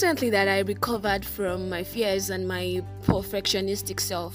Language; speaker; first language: English; non-native, local second language; Yoruba